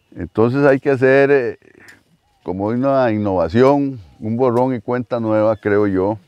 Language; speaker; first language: Spanish; native; Spanish